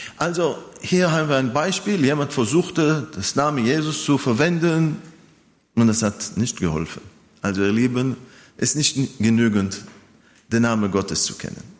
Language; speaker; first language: German; non-native, fluent; Hebrew